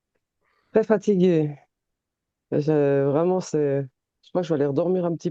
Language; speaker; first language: French; native; French